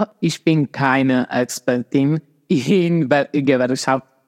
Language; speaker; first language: German; non-native, fluent; Spanish